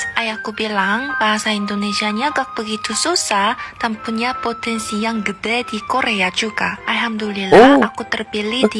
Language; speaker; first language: Indonesian; non-native, fluent; Korean